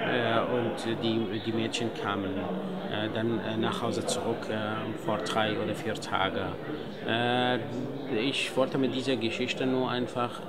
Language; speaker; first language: German; non-native, fluent; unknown